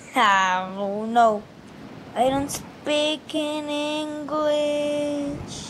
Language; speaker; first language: English; non-native, learner; Spanish